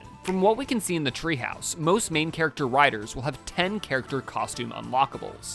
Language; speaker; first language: English; native; English